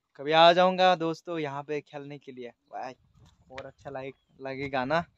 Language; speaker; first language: Hindi; non-native, local second language; Khasi